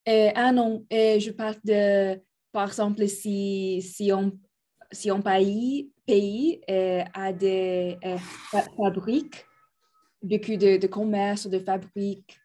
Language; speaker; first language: French; non-native, learner; Spanish